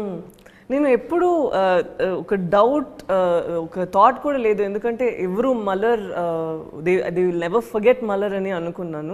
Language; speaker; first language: Telugu; non-native, fluent; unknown